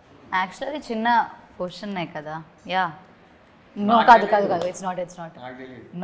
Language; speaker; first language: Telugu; non-native, learner; Malayalam